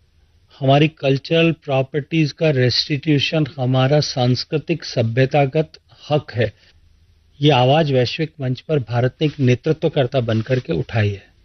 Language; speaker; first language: Hindi; native; Hindi